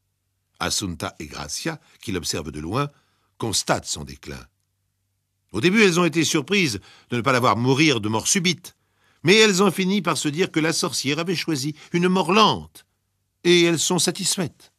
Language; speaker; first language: French; native; French